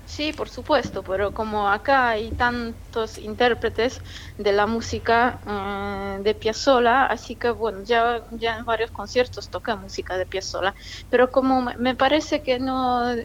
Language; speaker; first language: Spanish; non-native, fluent; Polish